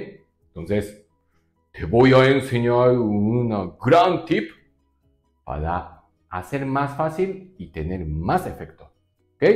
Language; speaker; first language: Spanish; non-native, learner; Japanese